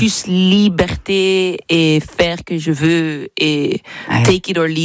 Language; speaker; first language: French; non-native, learner; English